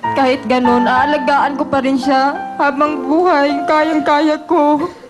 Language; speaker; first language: Filipino; non-native, local second language; Cebuano